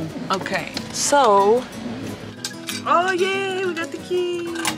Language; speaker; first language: English; early bilingual, other home language; Spanish